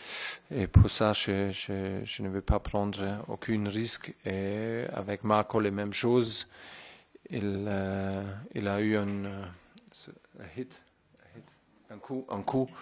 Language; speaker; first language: French; non-native, fluent; German